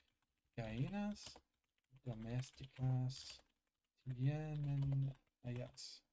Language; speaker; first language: Spanish; non-native, learner; English